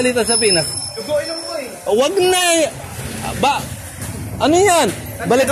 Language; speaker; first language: Filipino; non-native, learner; Arabic